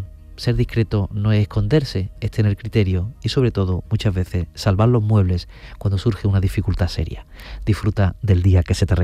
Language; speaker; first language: Spanish; native; Spanish